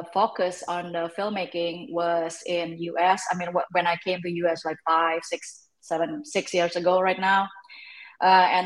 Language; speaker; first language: English; non-native, fluent; Indonesian